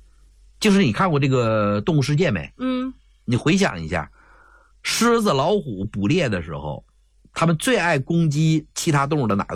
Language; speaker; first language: Chinese; native; Chinese